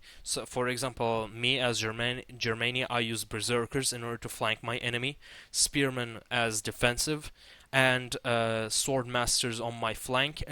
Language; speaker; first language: English; non-native, fluent; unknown